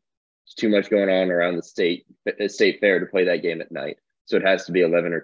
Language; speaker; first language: English; native; English